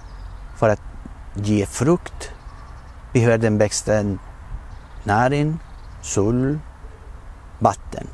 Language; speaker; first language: Swedish; non-native, fluent; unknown